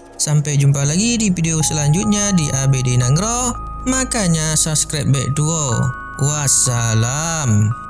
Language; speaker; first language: Malay; non-native, local second language; Achinese